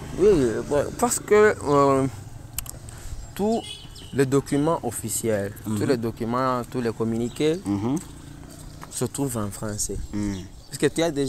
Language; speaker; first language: French; non-native, learner; Rundi